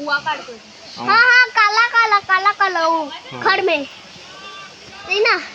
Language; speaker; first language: Hindi; non-native, local second language; Bangla